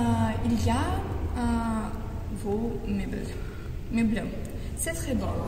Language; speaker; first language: French; non-native, learner; Russian